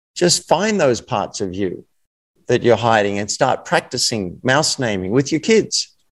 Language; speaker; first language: English; native; English